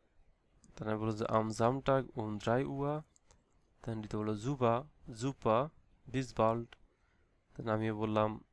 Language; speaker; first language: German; non-native, learner; Bangla